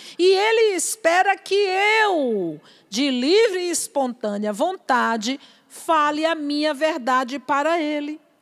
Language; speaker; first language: Portuguese; native; Portuguese